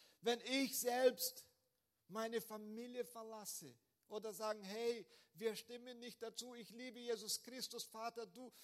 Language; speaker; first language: German; non-native, fluent; Portuguese